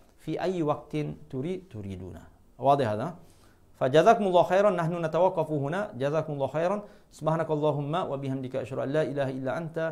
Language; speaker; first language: Arabic; non-native, fluent; Malay